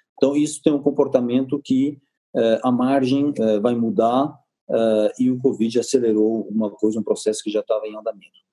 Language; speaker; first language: Portuguese; non-native, fluent; French